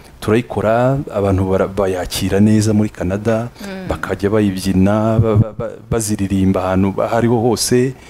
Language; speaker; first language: Kinyarwanda; early bilingual, heritage; Kinyarwanda